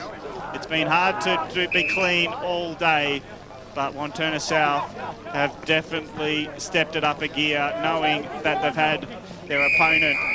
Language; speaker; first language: English; native; English